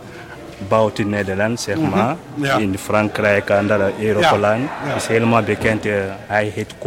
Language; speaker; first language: Dutch; non-native, learner; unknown